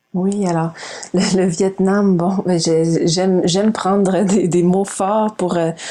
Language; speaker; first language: French; native; French